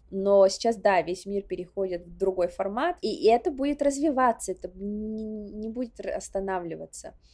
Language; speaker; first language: Russian; non-native, local second language; Yakut